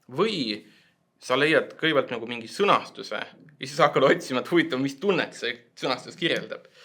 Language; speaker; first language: Estonian; native; Estonian